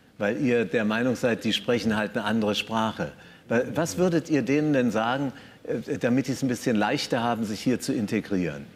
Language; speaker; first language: German; native; German